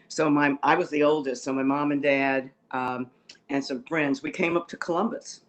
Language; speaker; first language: English; native; English